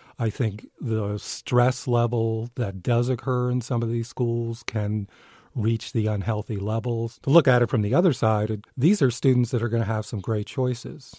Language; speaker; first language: English; native; English